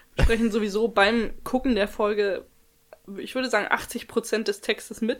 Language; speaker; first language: German; native; German